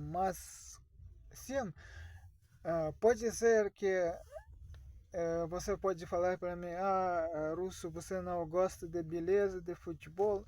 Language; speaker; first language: Portuguese; non-native, learner; Russian